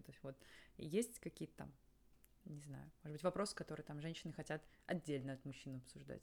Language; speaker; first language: Russian; native; Russian